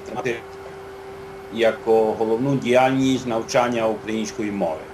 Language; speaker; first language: Ukrainian; early bilingual, heritage; Ukrainian